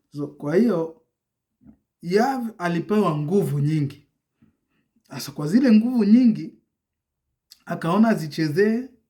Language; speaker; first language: Swahili; native; Swahili